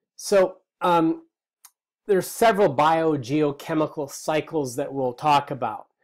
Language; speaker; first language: English; native; English